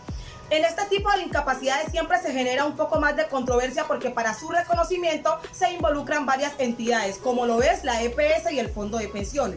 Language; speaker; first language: Spanish; native; Spanish